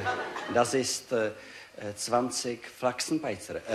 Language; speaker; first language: German; non-native, learner; Czech